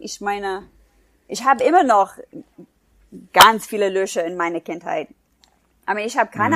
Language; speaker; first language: German; non-native, fluent; English